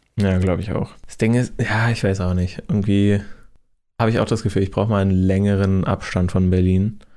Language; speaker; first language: German; native; German